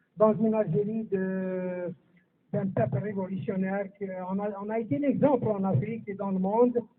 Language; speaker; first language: French; non-native, local second language; Kabyle